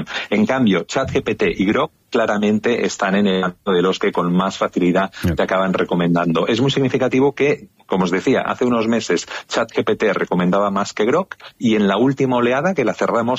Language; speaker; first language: Spanish; native; Spanish